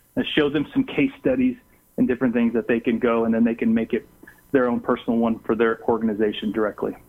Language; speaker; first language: English; non-native, fluent; Portuguese